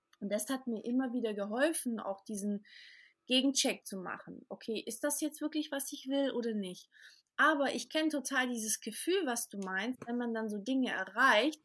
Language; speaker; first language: German; early bilingual, other home language; Portuguese